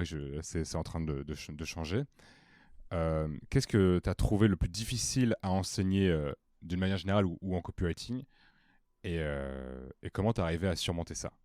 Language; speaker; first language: French; native; French